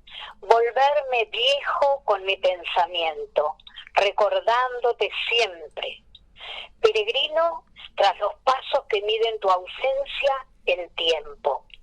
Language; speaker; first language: Spanish; native; Spanish